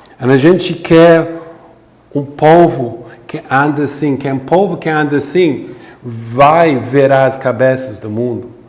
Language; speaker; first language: Portuguese; non-native, fluent; English